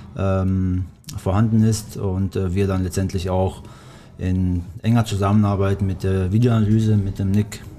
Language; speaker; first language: German; early bilingual, other home language; Albanian